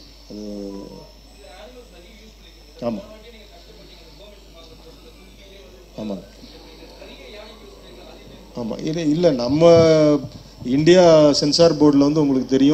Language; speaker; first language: Tamil; native; Tamil